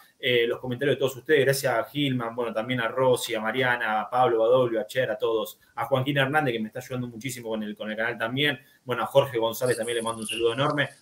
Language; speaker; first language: Spanish; native; Spanish